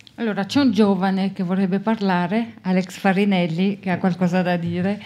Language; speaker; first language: Italian; non-native, local second language; French